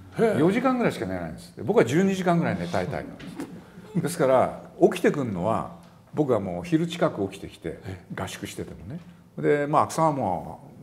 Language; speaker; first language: Japanese; native; Japanese